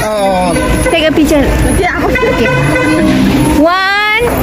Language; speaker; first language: English; non-native, learner; Indonesian